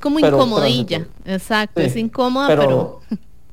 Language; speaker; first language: Spanish; native; Spanish